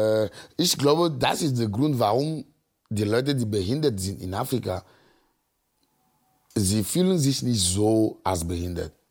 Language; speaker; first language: German; non-native, learner; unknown